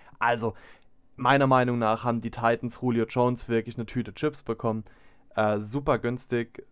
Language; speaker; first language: German; native; German